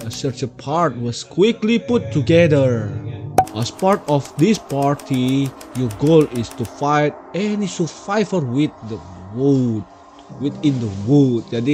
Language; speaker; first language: English; non-native, learner; Indonesian